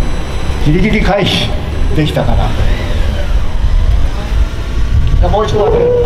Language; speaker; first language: Japanese; native; Japanese